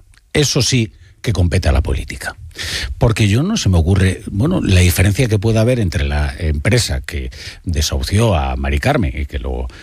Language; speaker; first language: Spanish; native; Spanish